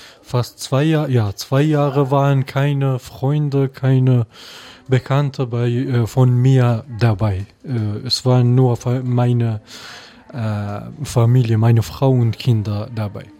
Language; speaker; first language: German; non-native, fluent; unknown